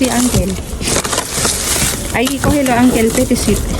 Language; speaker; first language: Spanish; non-native, learner; Filipino